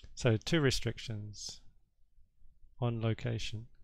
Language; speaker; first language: English; native; English